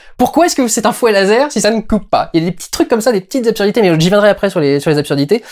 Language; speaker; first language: French; native; French